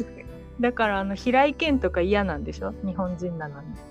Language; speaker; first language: Japanese; native; Japanese